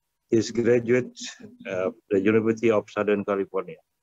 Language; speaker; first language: English; non-native, fluent; Indonesian